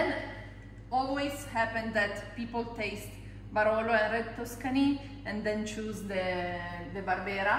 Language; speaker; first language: English; non-native, fluent; Italian